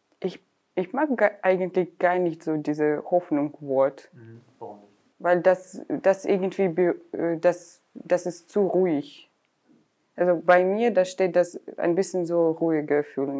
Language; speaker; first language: German; non-native, learner; Russian